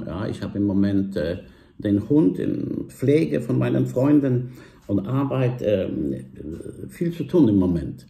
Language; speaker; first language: German; non-native, fluent; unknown